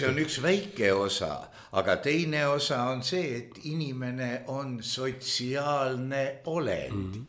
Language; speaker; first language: Estonian; native; Estonian